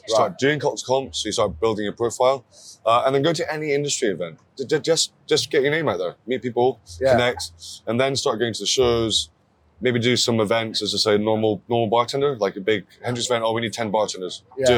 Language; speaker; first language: English; native; English